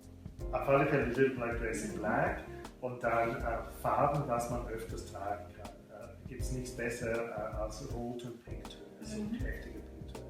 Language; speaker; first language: German; non-native, fluent; English